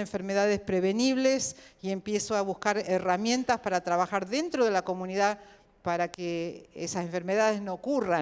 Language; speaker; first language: Spanish; native; Spanish